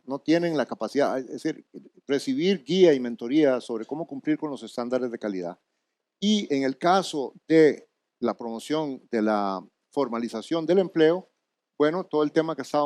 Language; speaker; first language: Spanish; native; Spanish